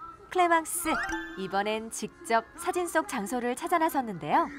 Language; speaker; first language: Korean; native; Korean